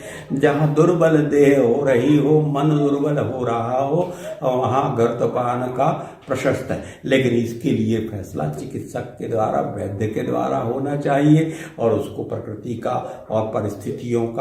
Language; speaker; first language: Hindi; native; Hindi